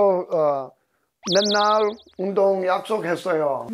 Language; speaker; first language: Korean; non-native, learner; English